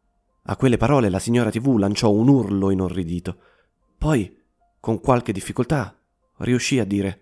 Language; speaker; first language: Italian; native; Italian